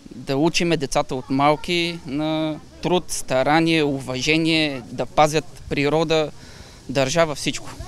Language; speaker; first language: Bulgarian; native; Bulgarian